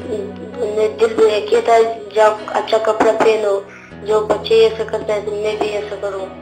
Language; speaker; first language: Hindi; non-native, local second language; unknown